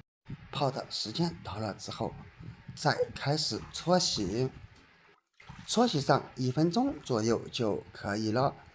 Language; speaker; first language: Chinese; native; Chinese